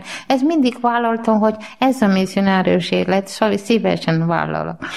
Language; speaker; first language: Hungarian; non-native, learner; Malayalam